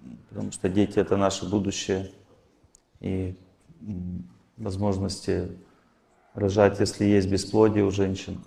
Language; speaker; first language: Russian; native; Russian